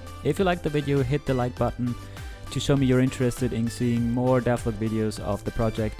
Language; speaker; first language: English; non-native, fluent; German